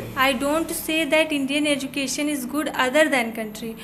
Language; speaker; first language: English; non-native, local second language; Hindi